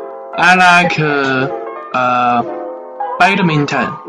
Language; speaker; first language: English; non-native, learner; Chinese